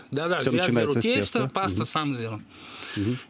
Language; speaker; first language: Russian; non-native, fluent; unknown